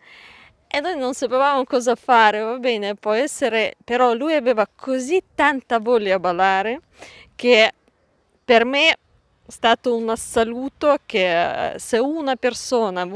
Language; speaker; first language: Italian; non-native, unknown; Russian